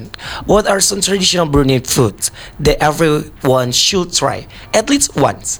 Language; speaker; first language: English; non-native, learner; Indonesian